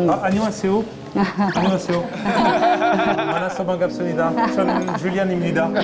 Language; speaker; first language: Korean; non-native, learner; French